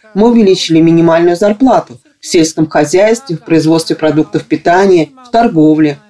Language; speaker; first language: Russian; non-native, local second language; Latvian